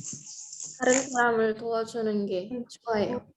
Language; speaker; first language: Korean; non-native, learner; Indonesian